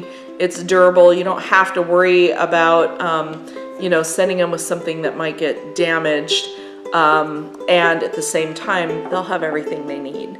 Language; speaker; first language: English; native; English